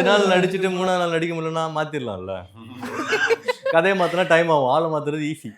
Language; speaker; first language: Tamil; native; Tamil